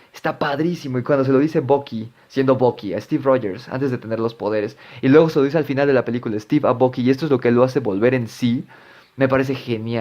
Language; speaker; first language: Spanish; native; Spanish